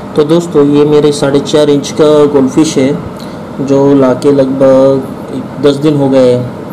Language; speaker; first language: Hindi; non-native, local second language; Marathi